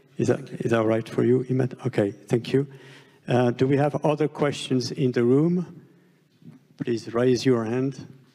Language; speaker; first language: English; non-native, fluent; French